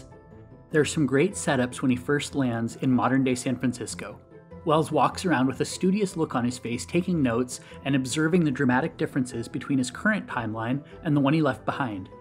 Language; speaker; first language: English; native; English